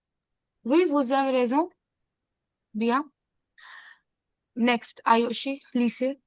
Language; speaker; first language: French; non-native, fluent; Hindi